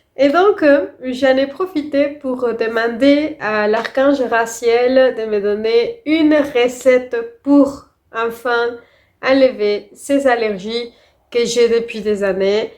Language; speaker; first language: French; non-native, fluent; Spanish